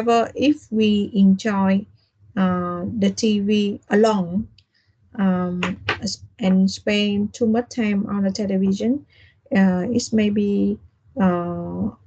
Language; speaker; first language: English; non-native, learner; Vietnamese